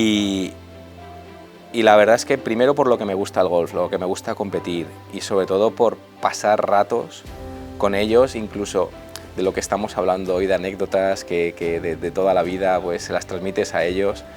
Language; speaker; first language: Spanish; native; Spanish